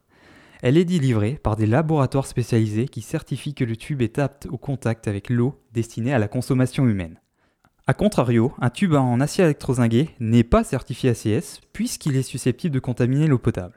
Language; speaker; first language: French; native; French